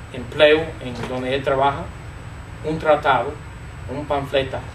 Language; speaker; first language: Spanish; non-native, fluent; English